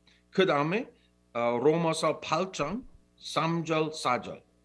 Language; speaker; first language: Korean; non-native, learner; English